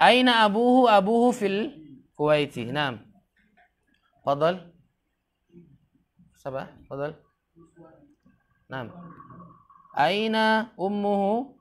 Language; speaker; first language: Arabic; non-native, fluent; Indonesian